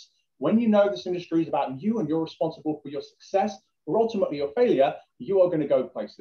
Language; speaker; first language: English; native; English